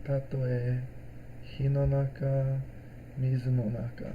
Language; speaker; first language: Japanese; non-native, learner; English